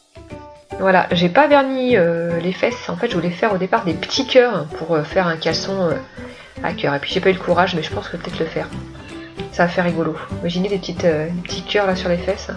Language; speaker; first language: French; native; French